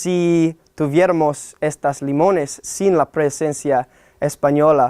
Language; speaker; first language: Spanish; non-native, learner; English